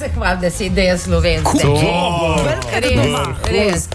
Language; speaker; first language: Slovenian; early bilingual, heritage; Slovenian